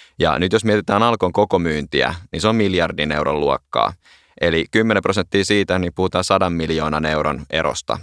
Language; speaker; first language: Finnish; native; Finnish